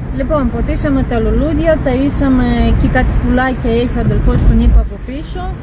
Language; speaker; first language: Greek; non-native, fluent; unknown